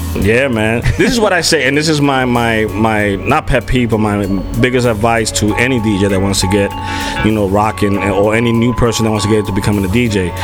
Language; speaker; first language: English; native; English